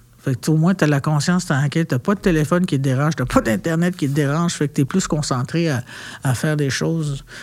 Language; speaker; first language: French; non-native, local second language; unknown